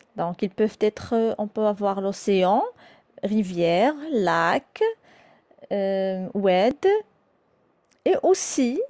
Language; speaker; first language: French; non-native, local second language; Arabic